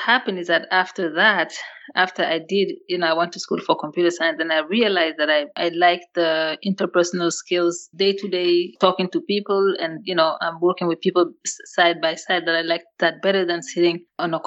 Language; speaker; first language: English; non-native, fluent; Wolof